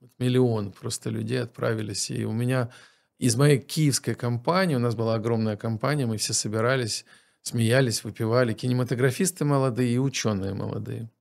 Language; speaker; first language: Russian; native; Russian